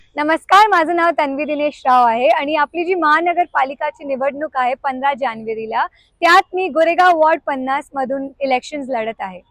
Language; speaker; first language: Marathi; non-native, local second language; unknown